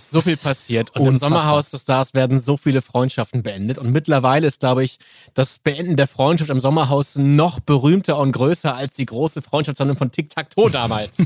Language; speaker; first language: German; native; German